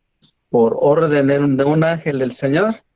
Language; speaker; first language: Spanish; native; Spanish